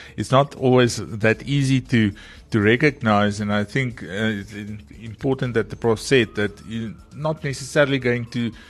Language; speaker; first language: English; non-native, local second language; Afrikaans